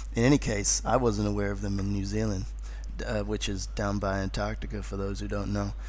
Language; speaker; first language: English; native; English